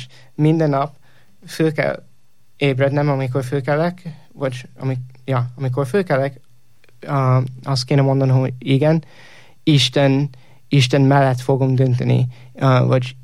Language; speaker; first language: Hungarian; non-native, learner; English